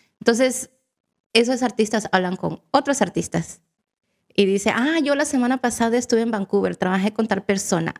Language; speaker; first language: Spanish; native; Spanish